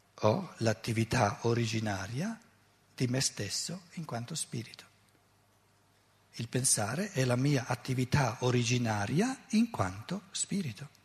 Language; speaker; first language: Italian; native; Italian